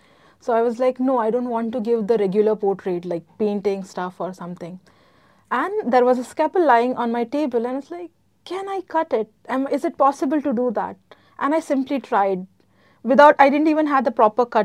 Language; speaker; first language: English; non-native, local second language; Gujarati